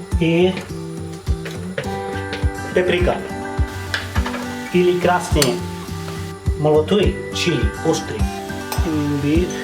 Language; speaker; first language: Russian; non-native, fluent; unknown